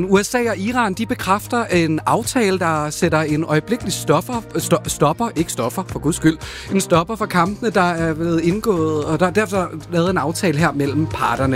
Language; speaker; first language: Danish; native; Danish